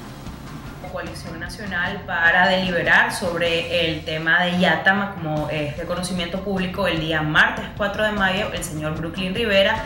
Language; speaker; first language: Spanish; native; Spanish